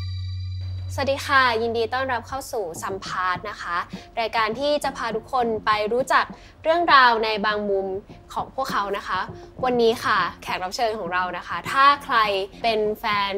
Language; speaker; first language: Thai; native; Thai